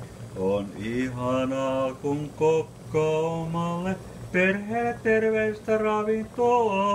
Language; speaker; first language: Finnish; native; Finnish